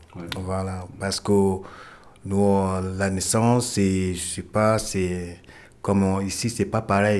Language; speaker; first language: French; non-native, fluent; Ewe